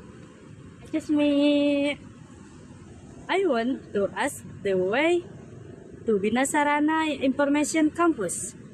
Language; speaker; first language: English; non-native, learner; Indonesian